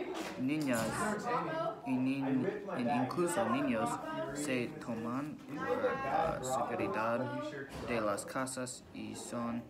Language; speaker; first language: Spanish; non-native, learner; English